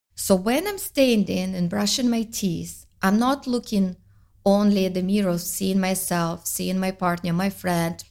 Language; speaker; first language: English; non-native, fluent; Russian